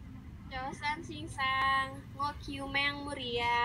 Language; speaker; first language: Cantonese; non-native, learner; Indonesian